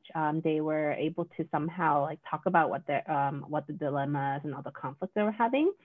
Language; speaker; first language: English; non-native, fluent; Korean